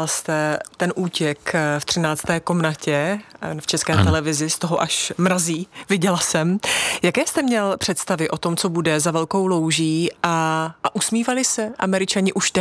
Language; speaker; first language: Czech; native; Czech